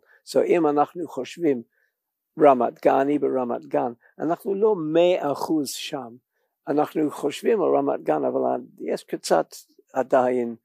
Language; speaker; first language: Hebrew; non-native, fluent; English